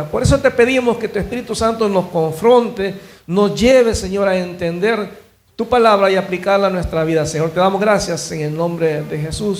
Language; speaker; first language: Spanish; native; Spanish